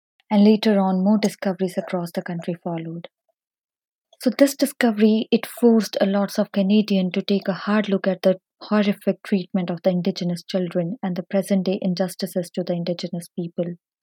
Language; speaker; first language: English; non-native, local second language; Punjabi